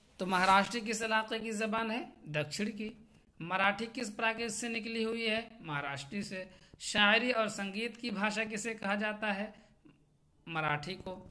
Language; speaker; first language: Hindi; native; Hindi